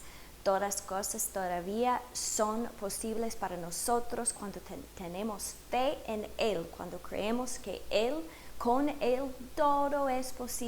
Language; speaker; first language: Spanish; non-native, fluent; English